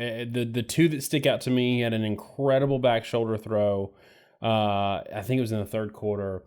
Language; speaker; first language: English; native; English